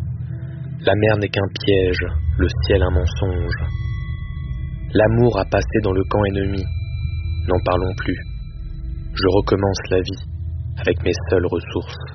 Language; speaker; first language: French; native; French